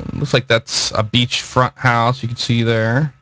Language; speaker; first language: English; native; English